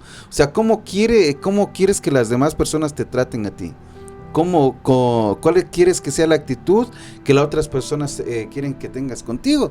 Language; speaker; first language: Spanish; native; Spanish